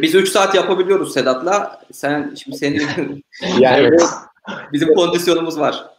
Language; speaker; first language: Turkish; native; Turkish